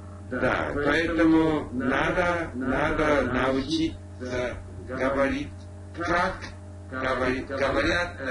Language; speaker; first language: Russian; non-native, learner; English